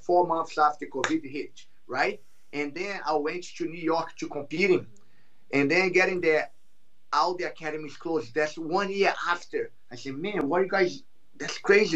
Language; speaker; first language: English; non-native, learner; Portuguese